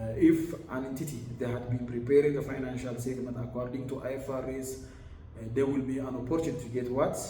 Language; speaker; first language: English; non-native, local second language; Amharic